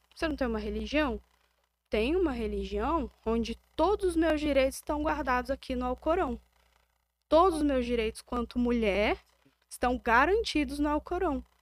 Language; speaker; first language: Portuguese; native; Portuguese